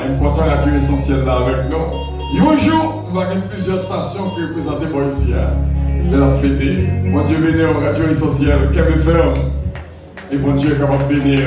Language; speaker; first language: French; non-native, local second language; Haitian Creole